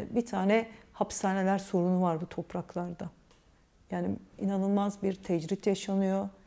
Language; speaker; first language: Turkish; native; Turkish